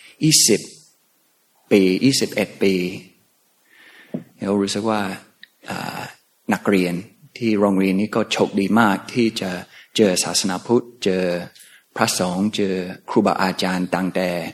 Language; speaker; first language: Thai; non-native, fluent; English